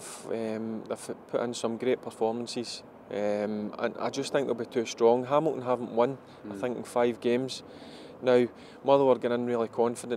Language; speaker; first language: English; native; English